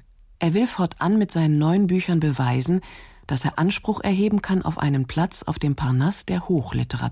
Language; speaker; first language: German; native; German